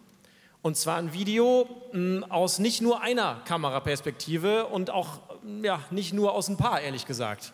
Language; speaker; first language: German; native; German